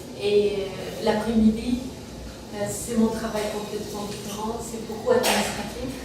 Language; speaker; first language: French; non-native, fluent; Persian